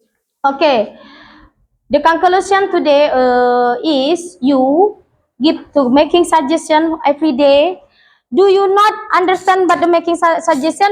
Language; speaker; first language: English; non-native, learner; Indonesian